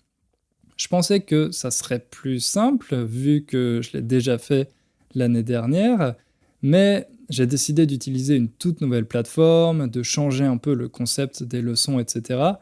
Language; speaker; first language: French; native; French